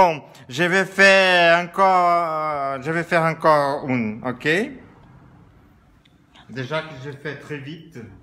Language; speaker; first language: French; non-native, learner; Portuguese